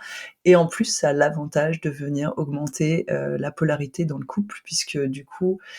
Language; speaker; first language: French; native; French